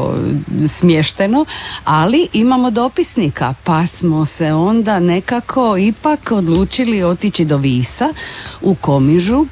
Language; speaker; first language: Serbian; native; Serbian